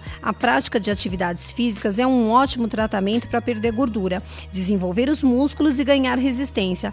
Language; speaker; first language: Portuguese; native; Portuguese